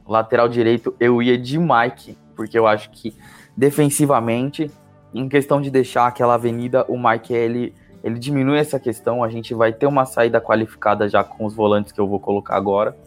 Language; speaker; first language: Portuguese; native; Portuguese